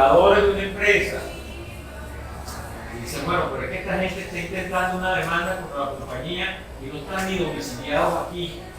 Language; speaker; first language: Spanish; native; Spanish